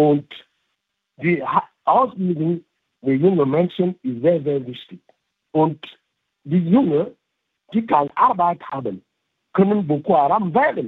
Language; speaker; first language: German; non-native, learner; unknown